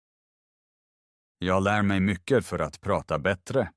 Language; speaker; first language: Swedish; non-native, fluent; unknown